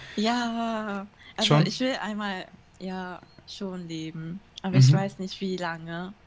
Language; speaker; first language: German; early bilingual, other home language; Japanese